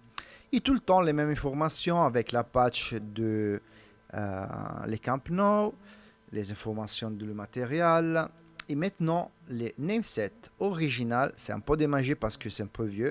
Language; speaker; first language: French; non-native, learner; Italian